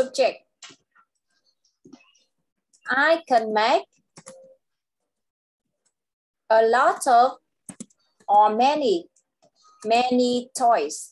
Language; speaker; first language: English; non-native, local second language; Vietnamese